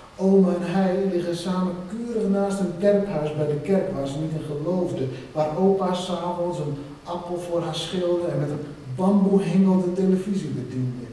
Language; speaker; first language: Dutch; non-native, local second language; Western Frisian